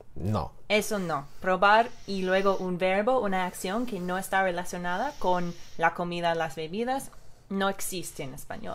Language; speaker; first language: Spanish; non-native, fluent; English